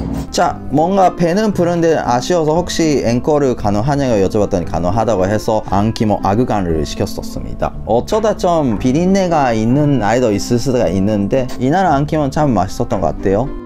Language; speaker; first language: Korean; non-native, fluent; Japanese